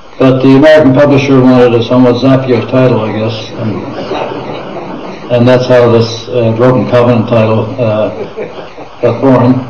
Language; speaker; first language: English; non-native, fluent; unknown